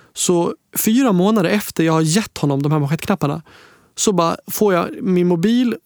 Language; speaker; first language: Swedish; native; Swedish